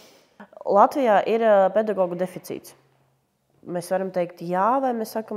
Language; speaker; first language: Latvian; native; Latvian